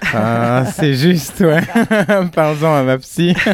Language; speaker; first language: French; native; French